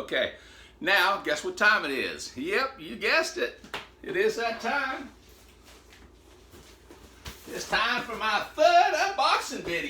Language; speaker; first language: English; native; English